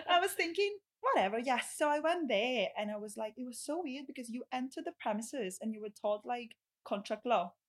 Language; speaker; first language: English; non-native, fluent; Greek